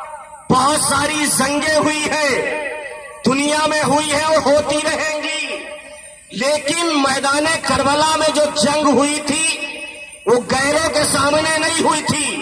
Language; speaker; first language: Urdu; native; Urdu